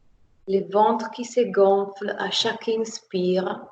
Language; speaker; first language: French; non-native, fluent; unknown